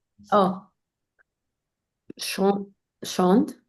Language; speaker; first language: French; non-native, learner; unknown